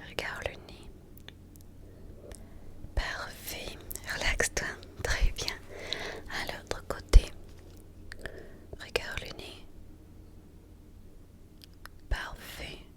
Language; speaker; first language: French; non-native, fluent; English